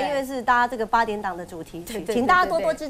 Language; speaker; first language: Chinese; native; Chinese